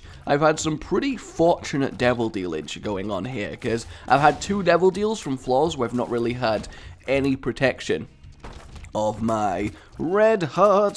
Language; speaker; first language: English; native; English